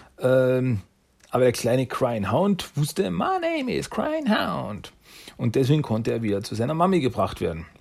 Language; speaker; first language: German; native; German